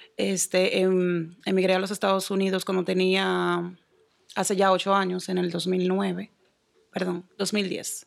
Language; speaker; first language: Spanish; native; Spanish